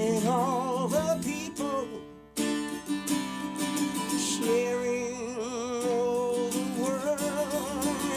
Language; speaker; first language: English; native; English